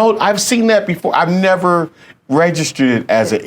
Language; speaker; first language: English; native; English